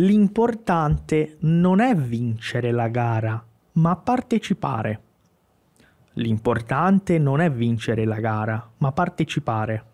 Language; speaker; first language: Italian; non-native, fluent; Portuguese